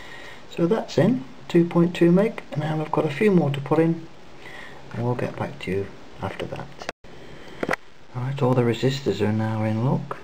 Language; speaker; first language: English; native; English